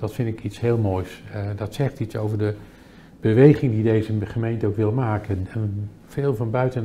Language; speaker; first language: Dutch; native; Dutch